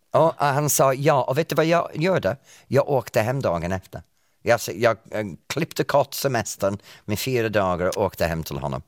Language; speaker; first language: Swedish; non-native, fluent; English